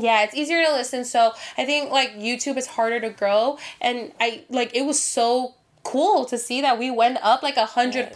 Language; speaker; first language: English; early bilingual, other home language; Spanish